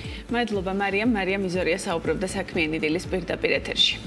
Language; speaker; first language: Georgian; native; Georgian